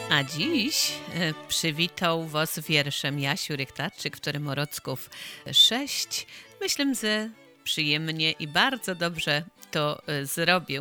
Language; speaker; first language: Polish; native; Polish